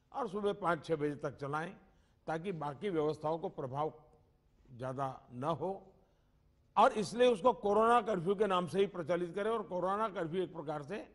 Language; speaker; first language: Hindi; non-native, local second language; Gujarati